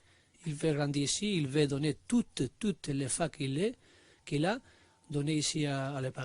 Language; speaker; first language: French; non-native, learner; Spanish